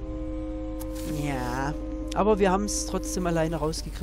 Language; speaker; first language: German; native; German